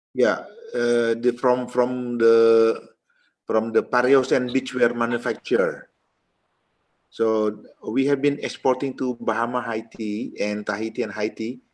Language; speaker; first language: English; non-native, learner; Indonesian